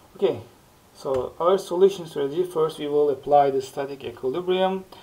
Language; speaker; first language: English; non-native, fluent; Turkish